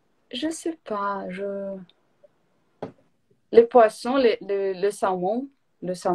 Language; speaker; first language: French; non-native, learner; Portuguese